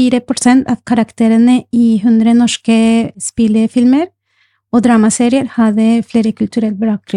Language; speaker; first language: Norwegian; non-native, fluent; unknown